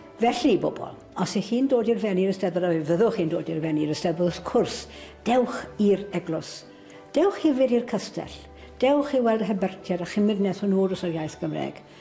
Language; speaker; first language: Welsh; native; Welsh